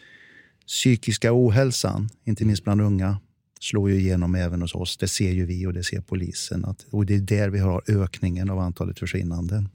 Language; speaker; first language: Swedish; native; Swedish